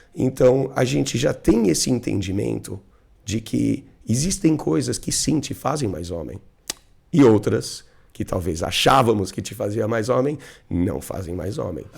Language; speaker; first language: Portuguese; non-native, fluent; English